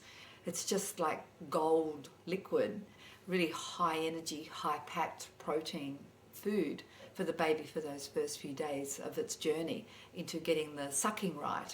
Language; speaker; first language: English; native; English